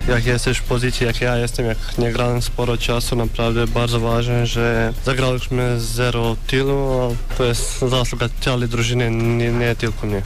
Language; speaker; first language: Polish; non-native, fluent; Bosnian